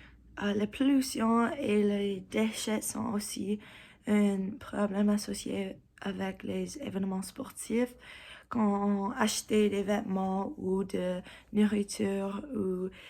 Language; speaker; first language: French; non-native, learner; English